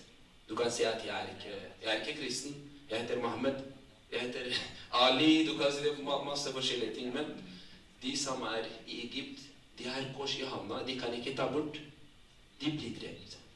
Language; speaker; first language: Norwegian; non-native, fluent; Tigrinya